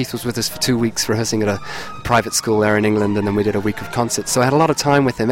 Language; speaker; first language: English; native; English